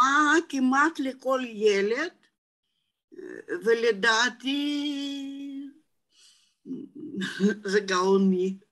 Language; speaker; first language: Hebrew; non-native, fluent; Russian